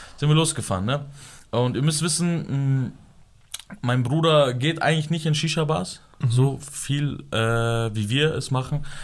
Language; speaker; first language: German; early bilingual, other home language; Persian